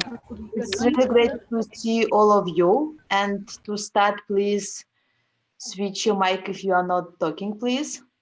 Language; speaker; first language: English; non-native, fluent; Russian